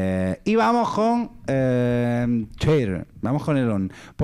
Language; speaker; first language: Spanish; native; Spanish